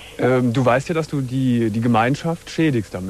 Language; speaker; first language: German; native; German